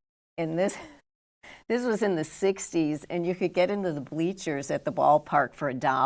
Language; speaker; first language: English; native; English